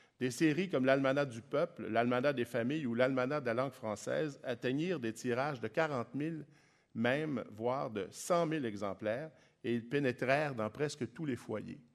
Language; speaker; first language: French; native; French